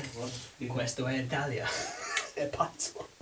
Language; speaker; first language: Italian; non-native, learner; English